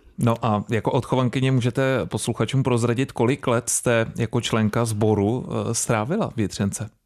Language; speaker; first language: Czech; native; Czech